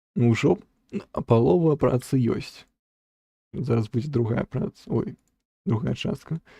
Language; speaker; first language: Belarusian; non-native, local second language; Russian